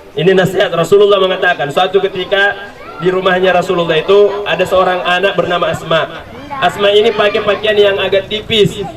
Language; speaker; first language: Indonesian; native; Indonesian